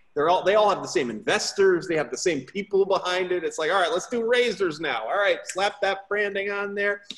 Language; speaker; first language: English; native; English